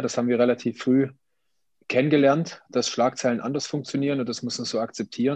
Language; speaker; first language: German; native; German